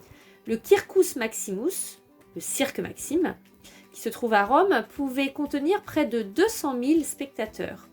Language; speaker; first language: French; native; French